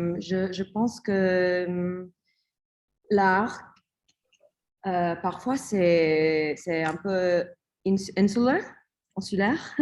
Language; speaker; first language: French; non-native, learner; English